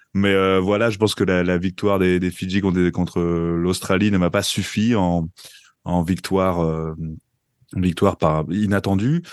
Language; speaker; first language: French; native; French